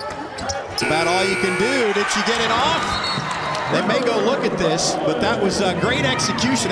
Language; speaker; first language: English; native; English